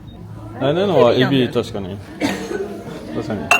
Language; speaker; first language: Japanese; non-native, fluent; French